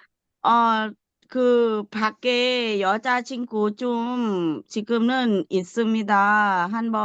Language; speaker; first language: Korean; non-native, learner; Thai